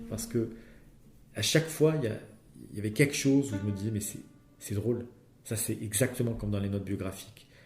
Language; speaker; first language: French; non-native, local second language; Arabic